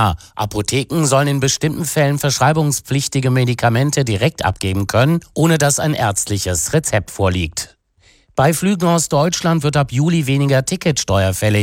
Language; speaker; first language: German; native; German